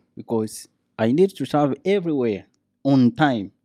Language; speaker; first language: English; non-native, learner; Portuguese